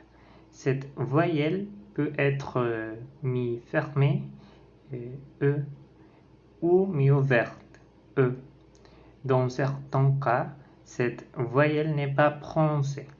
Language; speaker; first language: French; non-native, learner; Spanish